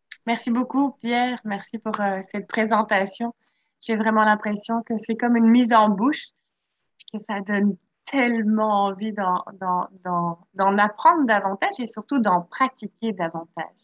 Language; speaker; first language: French; native; French